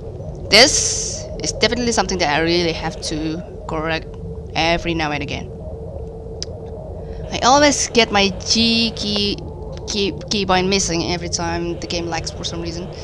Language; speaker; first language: English; non-native, fluent; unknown